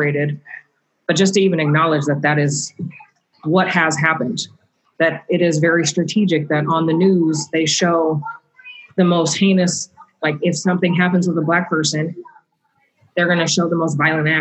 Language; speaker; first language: English; native; English